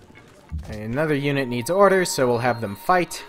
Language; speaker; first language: English; native; English